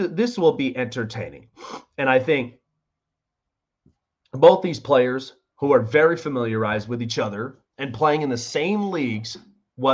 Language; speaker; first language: English; native; English